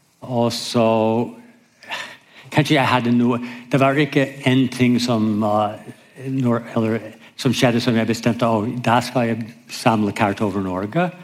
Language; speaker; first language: Norwegian; non-native, fluent; English